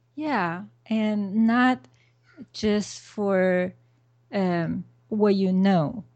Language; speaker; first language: English; non-native, fluent; Chinese